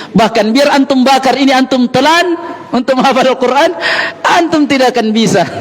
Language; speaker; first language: Malay; non-native, local second language; Buginese